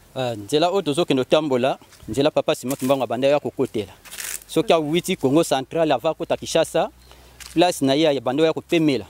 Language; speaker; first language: Lingala; native; Lingala